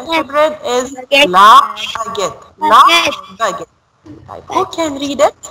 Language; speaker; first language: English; non-native, learner; Arabic